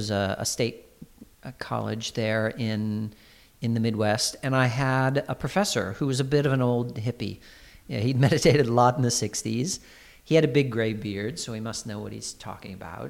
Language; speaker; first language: English; native; English